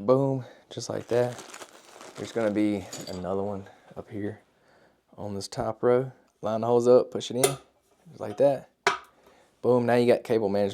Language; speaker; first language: English; native; English